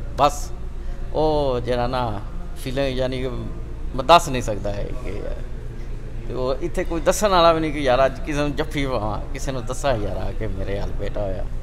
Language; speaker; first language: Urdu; non-native, local second language; Punjabi